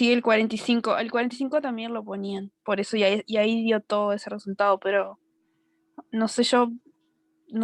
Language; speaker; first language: Spanish; native; Spanish